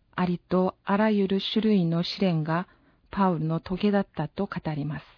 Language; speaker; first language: Japanese; non-native, fluent; Korean